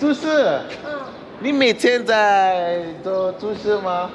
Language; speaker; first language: Chinese; non-native, learner; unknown